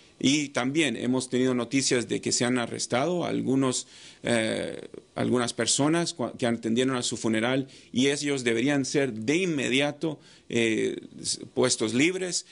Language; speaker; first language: Spanish; non-native, fluent; English